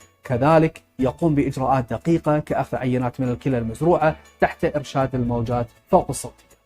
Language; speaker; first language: Arabic; native; Arabic